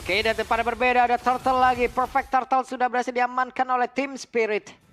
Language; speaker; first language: Indonesian; native; Indonesian